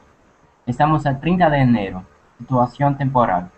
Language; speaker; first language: Spanish; non-native, learner; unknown